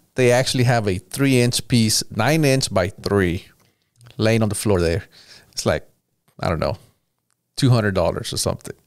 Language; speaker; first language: English; early bilingual, other home language; Spanish